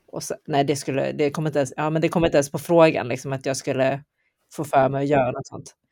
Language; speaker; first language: Swedish; early bilingual, other home language; Chinese